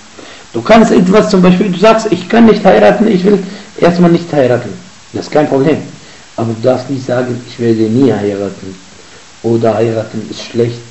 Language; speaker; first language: German; non-native, fluent; Arabic